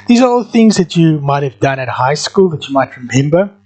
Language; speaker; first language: English; non-native, local second language; Afrikaans